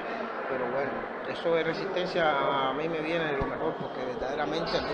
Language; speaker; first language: Spanish; native; Spanish